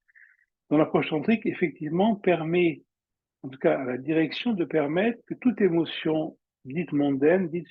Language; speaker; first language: French; native; French